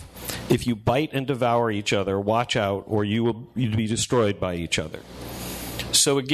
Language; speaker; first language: English; native; English